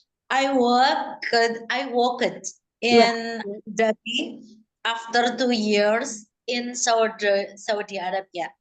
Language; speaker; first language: English; non-native, learner; Indonesian